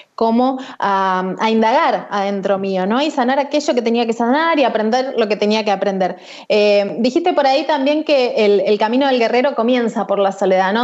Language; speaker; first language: Spanish; native; Spanish